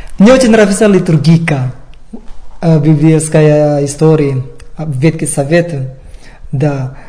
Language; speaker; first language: Russian; non-native, learner; Indonesian